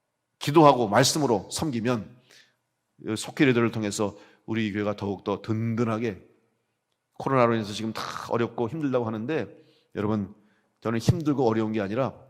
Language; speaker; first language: Korean; native; Korean